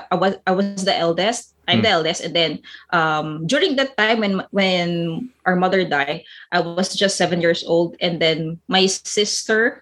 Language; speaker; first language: English; non-native, local second language; Filipino